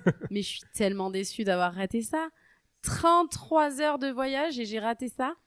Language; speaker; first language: French; native; French